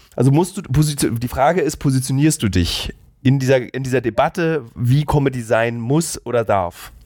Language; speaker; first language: German; native; German